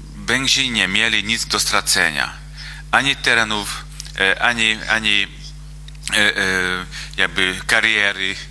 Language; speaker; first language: Polish; non-native, fluent; Hungarian